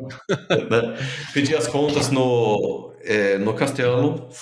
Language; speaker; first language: Portuguese; non-native, fluent; German